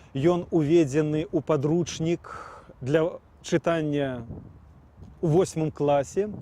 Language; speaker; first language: Belarusian; native; Belarusian